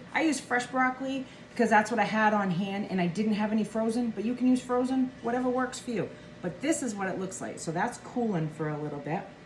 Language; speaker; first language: English; native; English